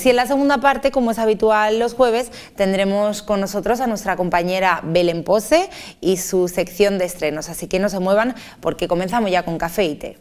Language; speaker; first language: Spanish; native; Spanish